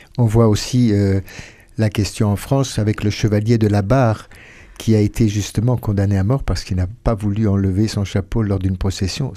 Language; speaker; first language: French; native; French